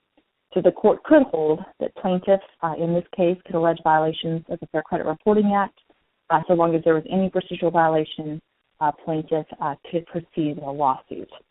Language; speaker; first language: English; native; English